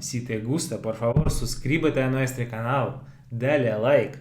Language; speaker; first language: Spanish; non-native, fluent; Russian